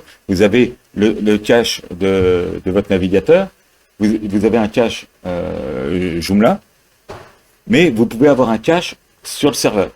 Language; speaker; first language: French; native; French